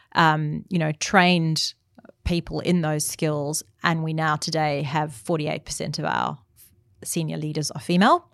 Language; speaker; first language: English; native; English